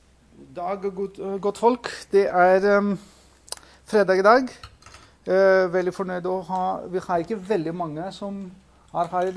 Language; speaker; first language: Norwegian; non-native, fluent; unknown